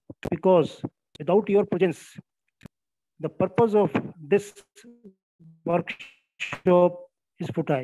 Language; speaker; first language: English; non-native, local second language; Hindi